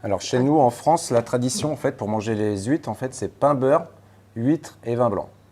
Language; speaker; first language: French; native; French